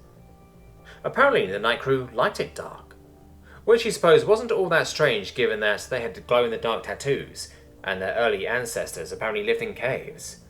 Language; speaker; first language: English; native; English